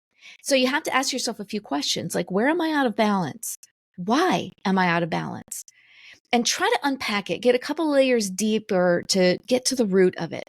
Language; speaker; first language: English; native; English